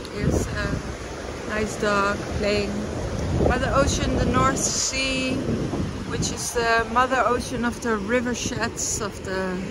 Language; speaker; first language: English; non-native, fluent; Dutch